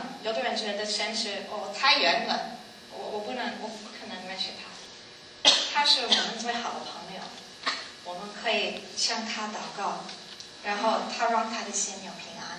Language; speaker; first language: Chinese; non-native, learner; English